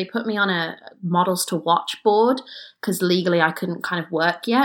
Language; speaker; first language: English; native; English